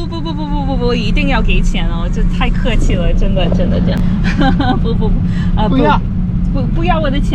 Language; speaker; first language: Chinese; non-native, fluent; English